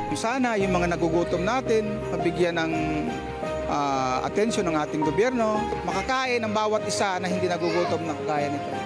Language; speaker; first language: Filipino; non-native, local second language; Bikol